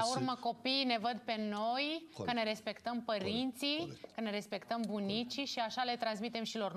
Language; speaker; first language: Romanian; native; Romanian